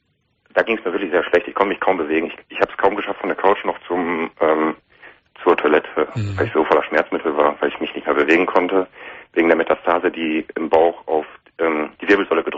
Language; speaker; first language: German; native; German